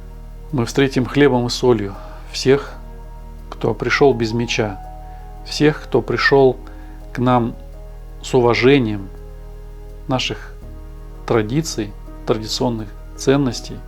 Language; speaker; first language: Russian; native; Russian